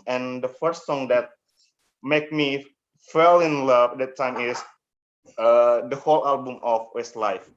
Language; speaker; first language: English; non-native, learner; Indonesian